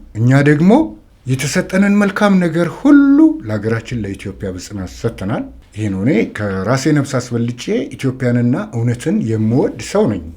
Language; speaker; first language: Amharic; native; Amharic